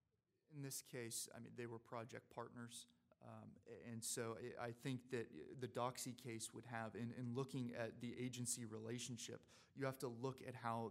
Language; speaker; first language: English; native; English